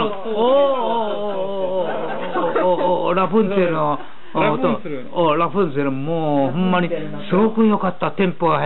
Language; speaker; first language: Japanese; native; Japanese